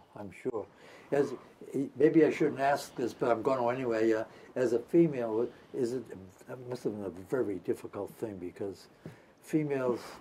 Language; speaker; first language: English; native; English